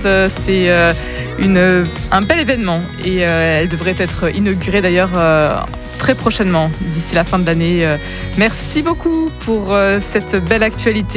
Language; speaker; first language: French; native; French